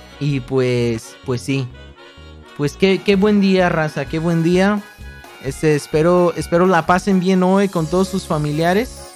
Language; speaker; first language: Spanish; native; Spanish